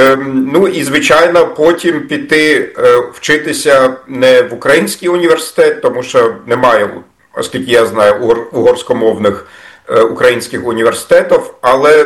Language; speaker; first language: Ukrainian; non-native, fluent; German